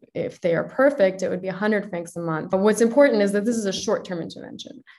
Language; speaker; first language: English; native; English